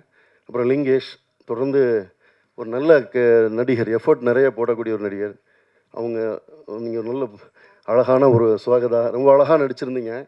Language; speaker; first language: Tamil; native; Tamil